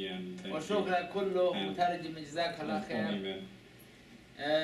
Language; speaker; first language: Arabic; non-native, learner; Chinese